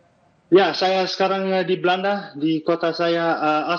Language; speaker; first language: Indonesian; early bilingual, heritage; Dutch